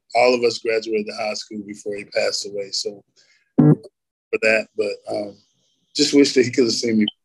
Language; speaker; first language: English; native; English